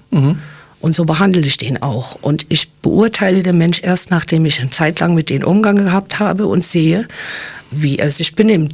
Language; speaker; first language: German; non-native, fluent; English